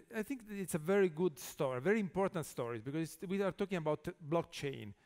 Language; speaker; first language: English; non-native, fluent; Italian